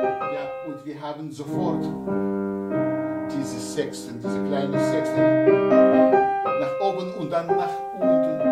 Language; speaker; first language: German; non-native, fluent; Russian